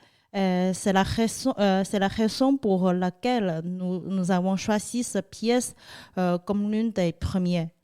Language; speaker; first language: French; non-native, fluent; Chinese